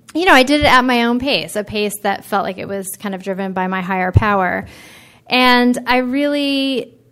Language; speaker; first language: English; native; English